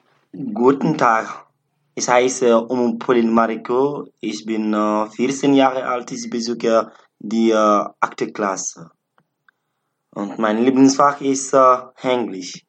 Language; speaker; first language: German; non-native, learner; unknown